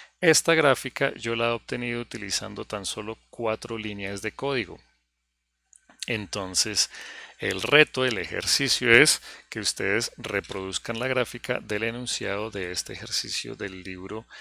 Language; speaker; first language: Spanish; native; Spanish